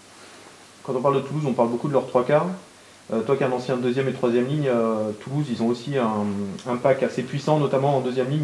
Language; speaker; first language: French; native; French